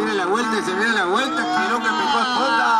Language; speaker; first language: Spanish; native; Spanish